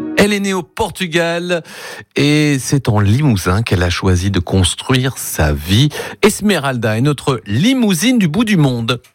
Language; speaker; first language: French; native; French